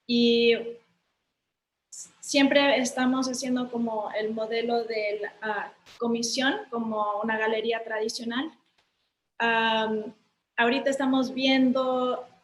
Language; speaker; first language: Spanish; early bilingual, heritage; Spanish